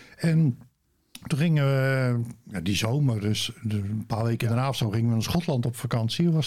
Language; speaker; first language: Dutch; native; Dutch